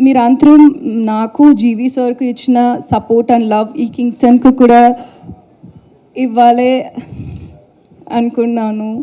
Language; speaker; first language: Telugu; non-native, learner; Tamil